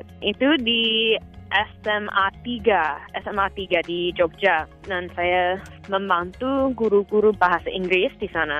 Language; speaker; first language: Indonesian; non-native, fluent; English